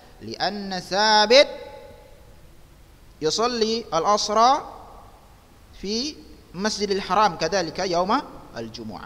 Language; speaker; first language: Arabic; non-native, fluent; Indonesian